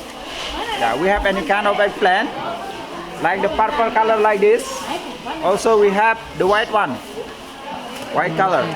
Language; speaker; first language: English; non-native, learner; Indonesian